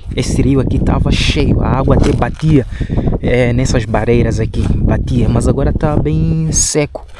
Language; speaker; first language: Portuguese; non-native, local second language; Shona